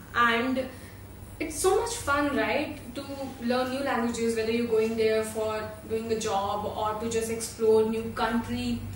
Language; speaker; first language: English; non-native, local second language; Hindi